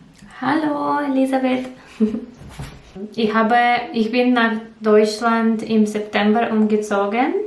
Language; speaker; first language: German; non-native, learner; Russian